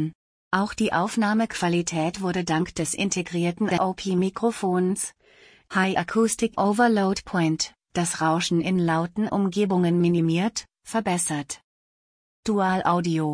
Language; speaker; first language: German; native; German